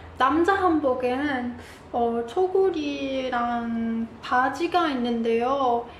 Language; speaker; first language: Korean; non-native, learner; Arabic